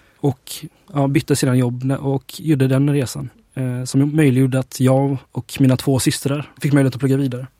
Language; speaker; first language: Swedish; early bilingual, other home language; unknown